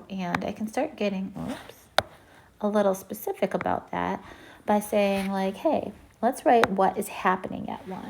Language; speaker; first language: English; native; English